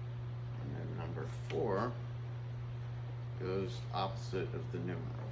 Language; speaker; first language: English; native; English